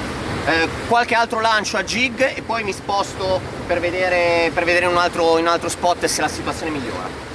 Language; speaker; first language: Italian; native; Italian